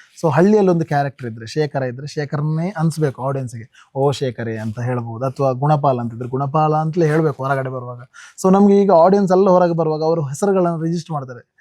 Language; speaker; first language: Kannada; non-native, local second language; Tulu